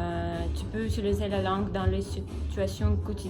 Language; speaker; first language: French; non-native, learner; Russian